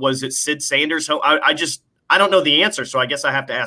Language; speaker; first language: English; native; English